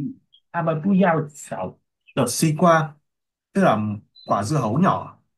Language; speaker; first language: Chinese; non-native, learner; Vietnamese